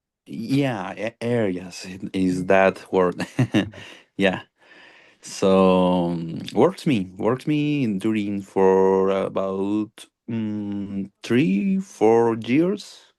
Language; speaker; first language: English; non-native, learner; Spanish